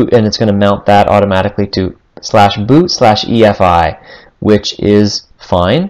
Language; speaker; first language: English; native; English